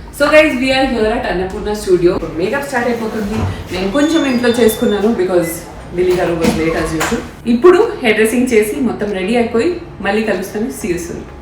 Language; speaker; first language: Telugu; non-native, local second language; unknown